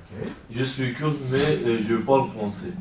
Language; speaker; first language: French; non-native, learner; Kurdish